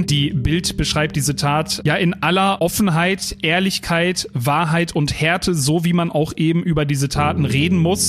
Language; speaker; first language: German; native; German